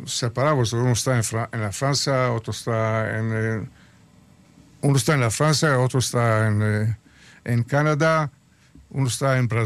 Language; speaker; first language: Spanish; early bilingual, heritage; Spanish